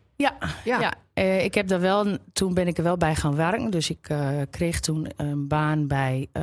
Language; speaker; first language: Dutch; native; Dutch